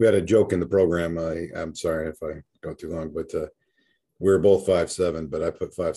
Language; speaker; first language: English; native; English